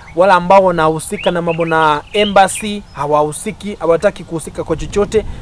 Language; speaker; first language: Swahili; non-native, local second language; Gusii